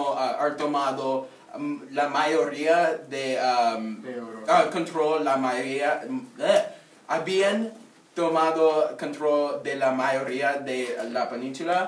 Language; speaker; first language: Spanish; non-native, learner; English